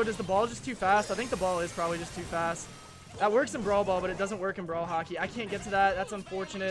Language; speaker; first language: English; native; English